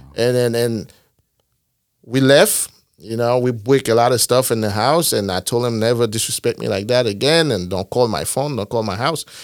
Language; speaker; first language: English; non-native, fluent; Haitian Creole